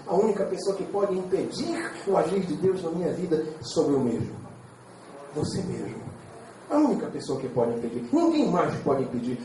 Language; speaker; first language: Portuguese; native; Portuguese